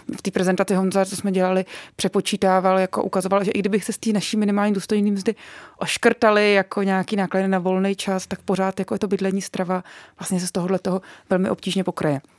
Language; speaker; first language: Czech; native; Czech